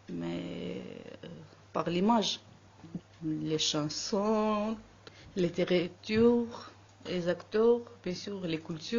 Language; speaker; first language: French; non-native, learner; Armenian